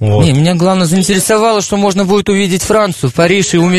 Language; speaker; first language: Russian; native; Russian